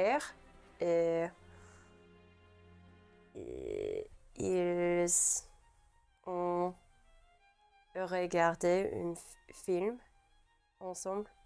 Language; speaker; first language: French; non-native, learner; English